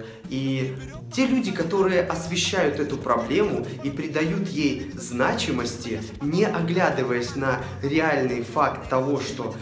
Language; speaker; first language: Russian; native; Russian